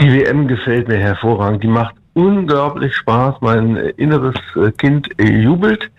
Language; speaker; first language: German; native; German